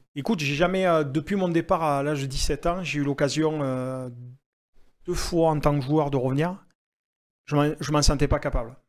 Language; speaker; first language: French; native; French